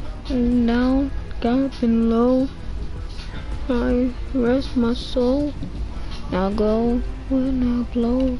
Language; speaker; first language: English; native; English